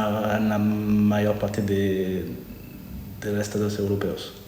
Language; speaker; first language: Spanish; non-native, learner; French